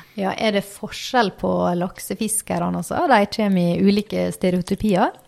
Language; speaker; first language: Norwegian; native; Norwegian